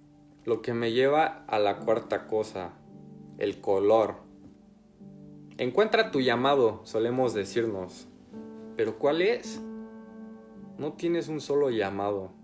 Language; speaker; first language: Spanish; native; Spanish